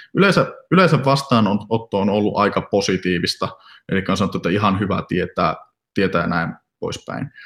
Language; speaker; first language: Finnish; native; Finnish